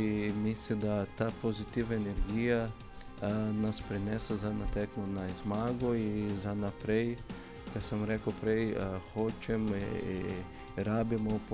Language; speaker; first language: Slovenian; non-native, learner; Portuguese